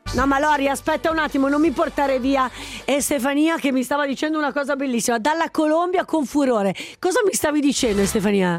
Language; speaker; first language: Italian; native; Italian